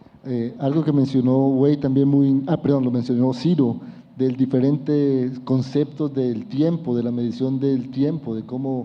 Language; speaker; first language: Spanish; native; Spanish